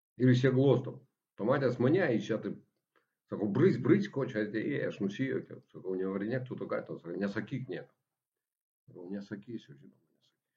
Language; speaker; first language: Lithuanian; non-native, local second language; Russian